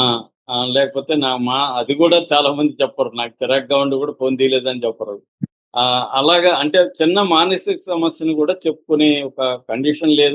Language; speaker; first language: Telugu; native; Telugu